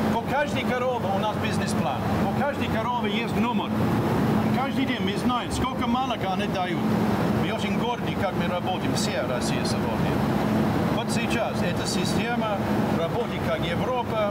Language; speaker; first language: Russian; non-native, fluent; English